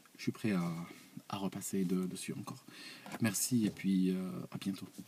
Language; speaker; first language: French; non-native, local second language; Arabic